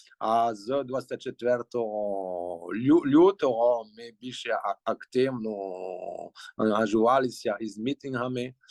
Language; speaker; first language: Ukrainian; early bilingual, heritage; Ukrainian